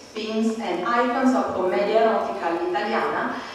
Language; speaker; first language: English; non-native, fluent; Italian